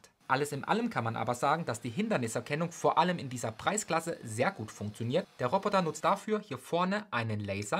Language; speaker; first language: German; native; German